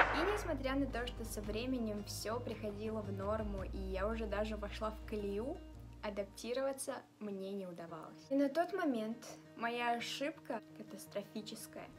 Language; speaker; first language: Russian; early bilingual, other home language; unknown